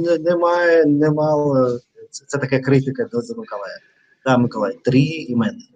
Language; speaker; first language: Ukrainian; non-native, learner; Russian